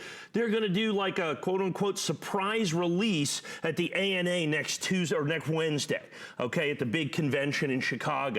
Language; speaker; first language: English; native; English